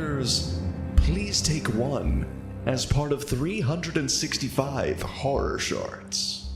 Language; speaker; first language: English; native; English